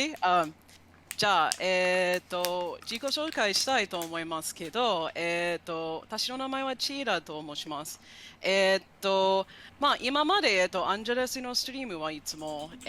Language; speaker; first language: Japanese; non-native, fluent; English